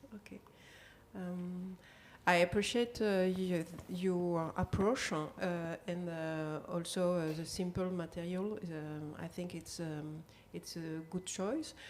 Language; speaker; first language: English; non-native, learner; French